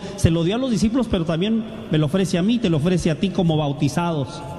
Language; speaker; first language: Spanish; native; Spanish